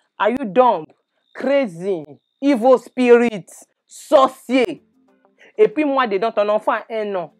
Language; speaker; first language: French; native; French